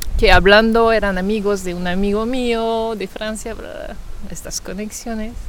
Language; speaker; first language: Spanish; non-native, fluent; French